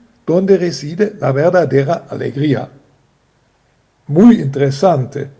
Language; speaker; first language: Spanish; non-native, fluent; German